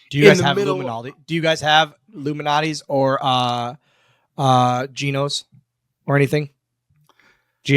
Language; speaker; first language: English; native; English